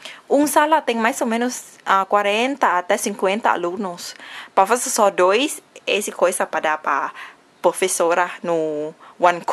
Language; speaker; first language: Portuguese; non-native, learner; Thai